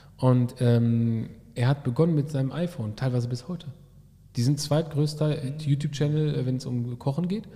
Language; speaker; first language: German; early bilingual, other home language; Arabic